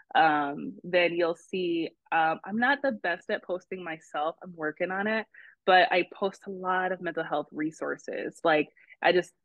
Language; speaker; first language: English; native; English